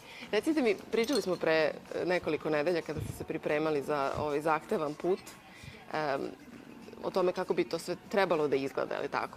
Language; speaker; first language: Bosnian; native; Bosnian